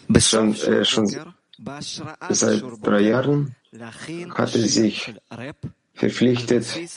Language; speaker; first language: German; non-native, learner; Hebrew